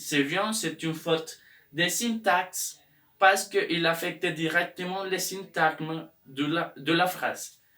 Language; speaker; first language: French; non-native, learner; Spanish